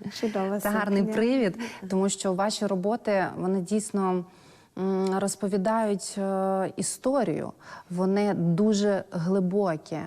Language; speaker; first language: Ukrainian; native; Ukrainian